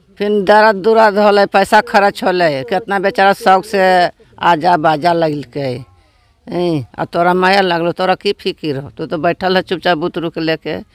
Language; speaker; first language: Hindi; native; Hindi